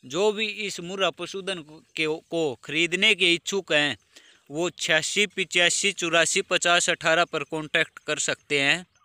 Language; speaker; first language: Hindi; native; Hindi